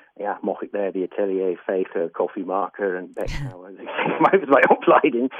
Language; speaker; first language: Dutch; non-native, fluent; English